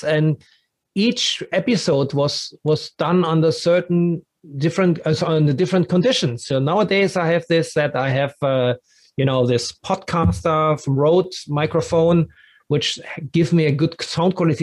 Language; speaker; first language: English; non-native, fluent; German